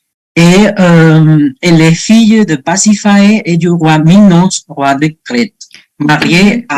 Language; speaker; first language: French; non-native, fluent; Spanish